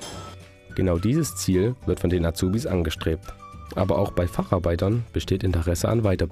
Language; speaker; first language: German; native; German